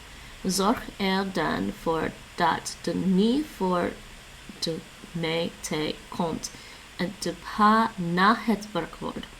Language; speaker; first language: Dutch; non-native, learner; English